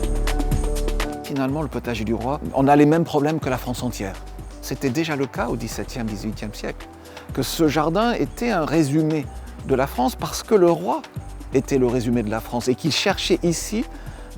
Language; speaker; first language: French; native; French